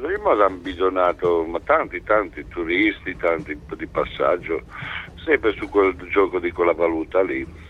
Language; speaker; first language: Italian; native; Italian